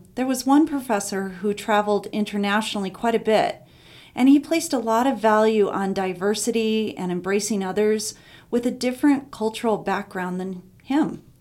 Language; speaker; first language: English; native; English